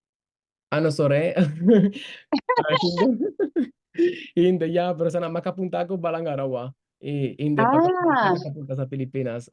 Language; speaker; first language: Filipino; non-native, fluent; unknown